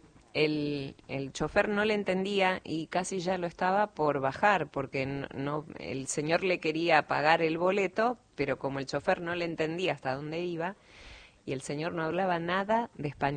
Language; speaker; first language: Spanish; native; Spanish